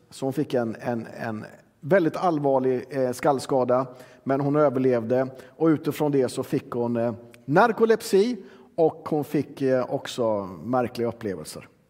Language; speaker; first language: Swedish; native; Swedish